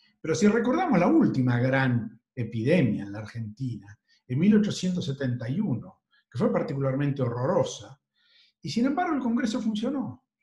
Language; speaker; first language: Spanish; native; Spanish